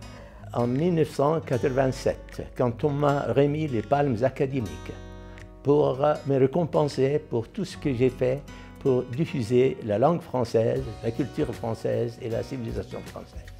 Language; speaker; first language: French; non-native, fluent; Arabic